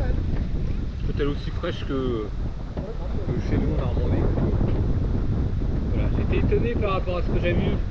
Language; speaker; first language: French; native; French